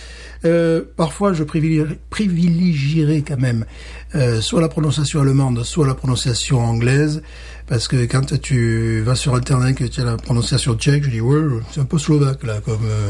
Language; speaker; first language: French; native; French